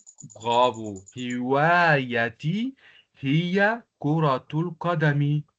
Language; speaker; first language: Arabic; non-native, local second language; Comorian